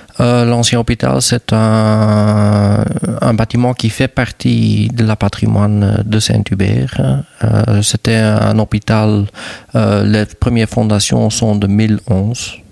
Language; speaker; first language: French; non-native, local second language; Dutch